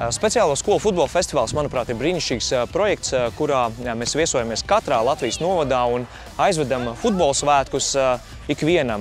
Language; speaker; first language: Latvian; native; Latvian